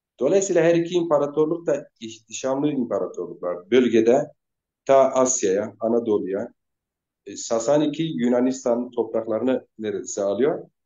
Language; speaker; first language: Turkish; non-native, local second language; Zaza